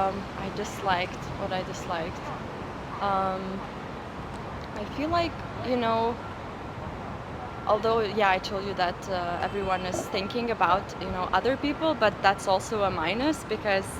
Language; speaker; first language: English; non-native, fluent; Lithuanian